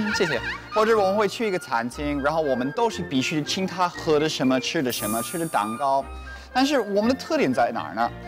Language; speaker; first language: Chinese; non-native, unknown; English